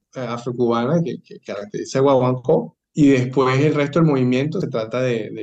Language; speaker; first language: Spanish; native; Spanish